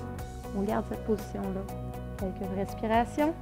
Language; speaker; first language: French; native; French